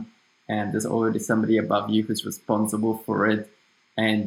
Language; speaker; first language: English; non-native, fluent; German